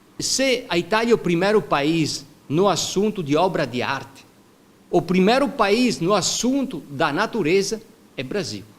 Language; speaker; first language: Portuguese; non-native, fluent; Italian